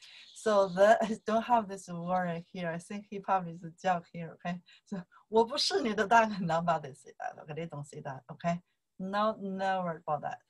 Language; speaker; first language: English; non-native, learner; Chinese